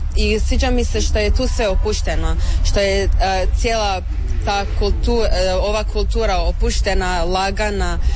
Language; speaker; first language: Serbian; early bilingual, other home language; Ukrainian